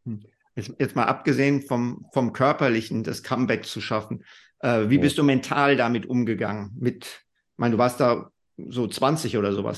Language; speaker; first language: German; native; German